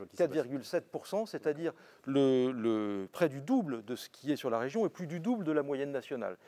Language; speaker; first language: French; native; French